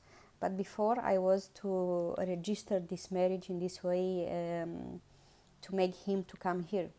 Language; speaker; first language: English; non-native, learner; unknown